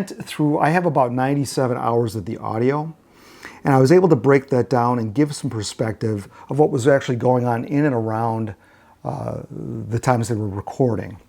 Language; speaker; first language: English; native; English